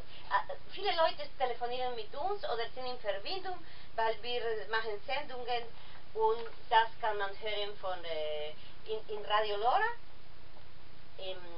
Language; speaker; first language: German; non-native, learner; Spanish